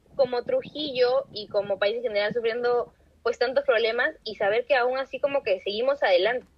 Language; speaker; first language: Spanish; native; Spanish